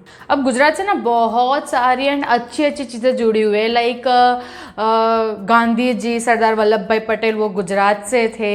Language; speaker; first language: Hindi; non-native, local second language; Gujarati